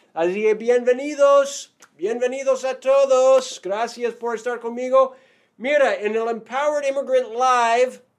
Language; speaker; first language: Spanish; non-native, fluent; English